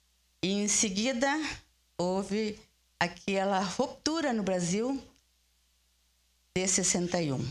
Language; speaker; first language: Portuguese; early bilingual, other home language; Spanish